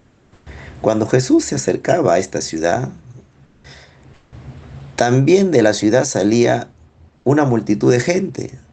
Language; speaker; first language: Spanish; native; Spanish